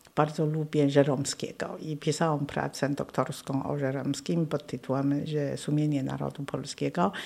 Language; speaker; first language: Polish; non-native, fluent; Chinese